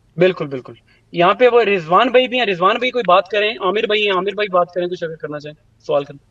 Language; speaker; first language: Urdu; native; Urdu